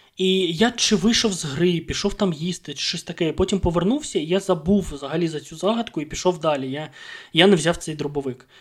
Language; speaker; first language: Ukrainian; non-native, local second language; Russian